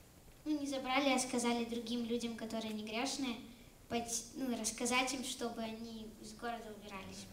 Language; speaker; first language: Russian; early bilingual, heritage; Russian